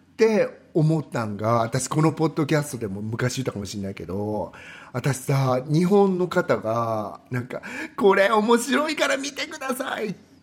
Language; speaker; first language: Japanese; native; Japanese